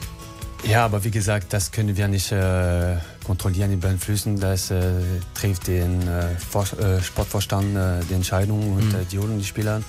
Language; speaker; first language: German; non-native, learner; French